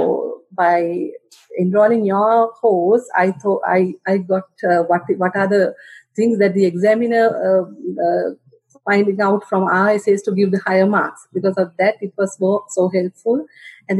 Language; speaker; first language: English; non-native, local second language; Sinhala